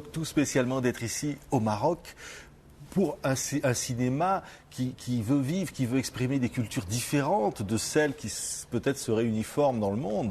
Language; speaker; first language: French; native; French